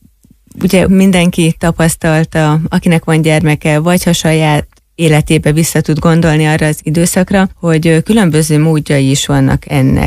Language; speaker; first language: Hungarian; native; Hungarian